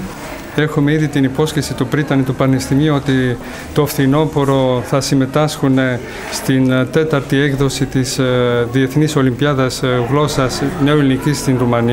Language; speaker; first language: Greek; non-native, fluent; Romanian